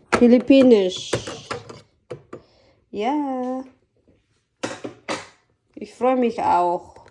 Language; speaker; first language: German; non-native, learner; Filipino